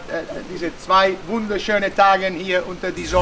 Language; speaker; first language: German; non-native, learner; Spanish